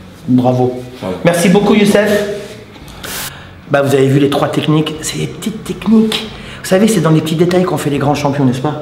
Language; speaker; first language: French; native; French